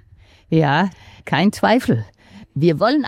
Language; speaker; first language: German; non-native, fluent; Danish